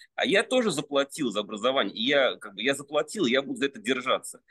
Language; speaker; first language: Russian; native; Russian